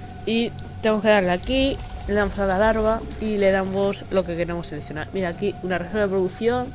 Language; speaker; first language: Spanish; native; Spanish